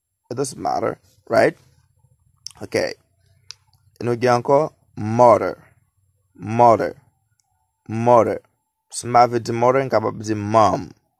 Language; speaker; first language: English; non-native, learner; Haitian Creole